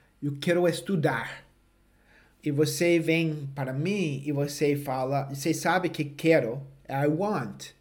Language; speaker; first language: Portuguese; non-native, fluent; English